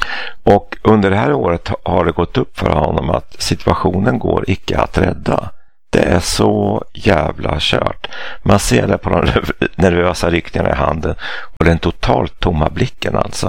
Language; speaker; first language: Swedish; native; Swedish